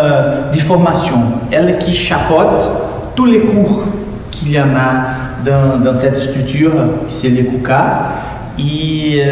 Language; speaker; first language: French; non-native, fluent; Portuguese